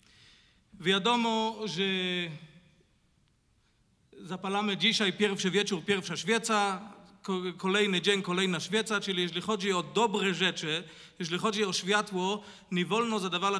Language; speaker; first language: Polish; non-native, learner; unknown